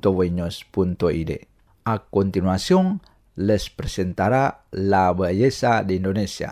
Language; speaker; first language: Spanish; non-native, fluent; Indonesian